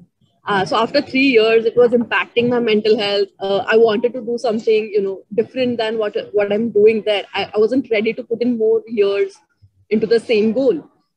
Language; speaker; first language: English; non-native, local second language; Marathi